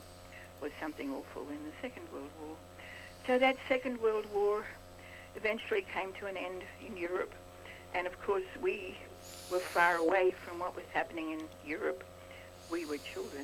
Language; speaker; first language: English; native; English